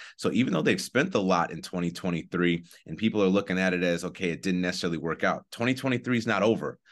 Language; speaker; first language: English; native; English